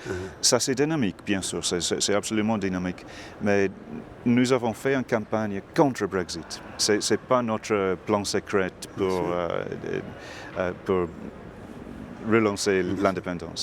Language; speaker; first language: French; non-native, fluent; English